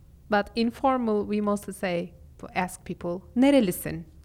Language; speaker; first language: English; non-native, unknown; Turkish